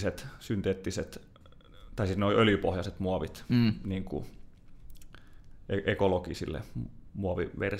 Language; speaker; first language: Finnish; native; Finnish